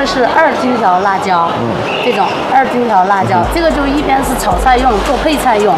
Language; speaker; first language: German; non-native, learner; Chinese